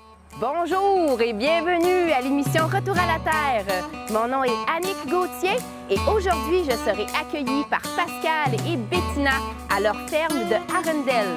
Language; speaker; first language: French; native; French